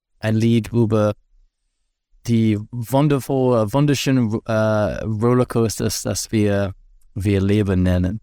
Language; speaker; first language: German; non-native, fluent; English